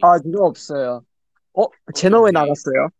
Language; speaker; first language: Korean; non-native, fluent; Chinese